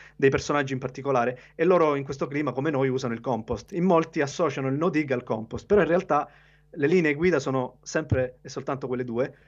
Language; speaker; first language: Italian; native; Italian